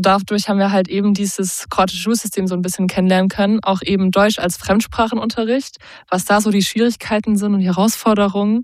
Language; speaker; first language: German; native; German